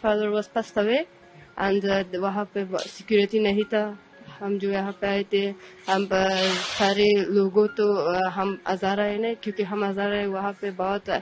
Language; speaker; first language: Hindi; early bilingual, other home language; Persian